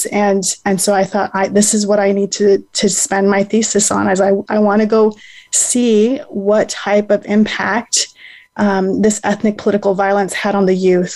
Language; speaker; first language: English; native; English